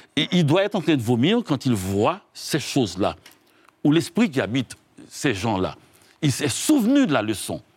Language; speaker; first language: French; non-native, local second language; Haitian Creole